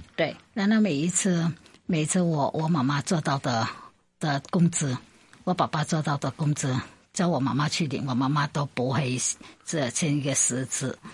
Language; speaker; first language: Chinese; non-native, fluent; Vietnamese